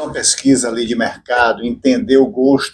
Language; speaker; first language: Portuguese; native; Portuguese